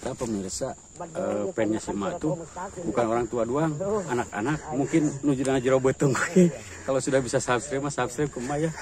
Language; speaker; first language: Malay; non-native, local second language; Sundanese